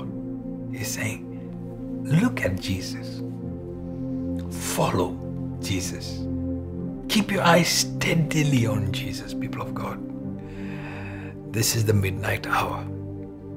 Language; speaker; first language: English; non-native, local second language; Malayalam